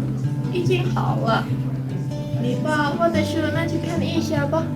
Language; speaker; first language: Chinese; non-native, learner; Indonesian